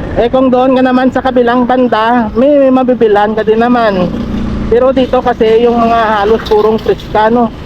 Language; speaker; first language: Filipino; non-native, local second language; Hiligaynon